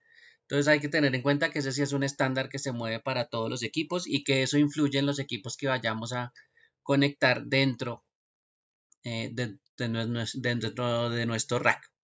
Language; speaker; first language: Spanish; native; Spanish